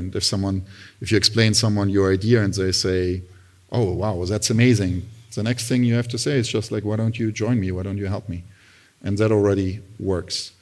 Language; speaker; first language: English; non-native, fluent; German